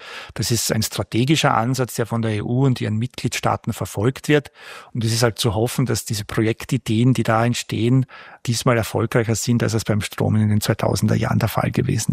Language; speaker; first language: German; native; German